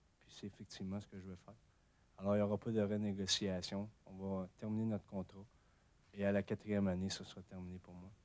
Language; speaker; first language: French; native; French